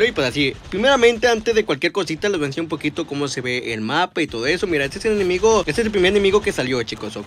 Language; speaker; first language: Spanish; native; Spanish